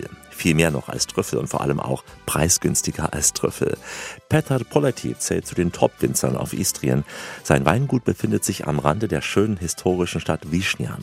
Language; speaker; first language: German; native; German